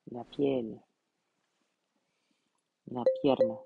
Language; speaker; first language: Spanish; non-native, learner; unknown